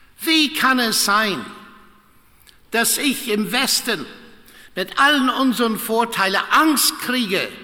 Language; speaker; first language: German; non-native, fluent; English